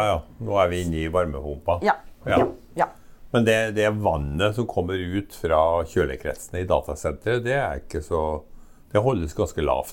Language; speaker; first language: Norwegian; native; Norwegian